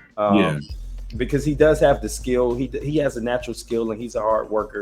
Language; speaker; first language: English; native; English